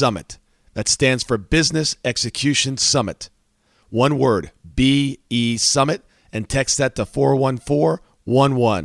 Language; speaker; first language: English; native; English